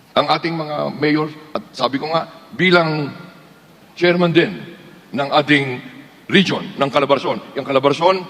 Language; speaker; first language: Filipino; native; Filipino